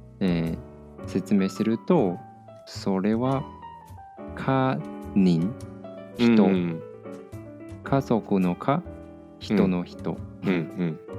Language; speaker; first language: Japanese; non-native, fluent; Chinese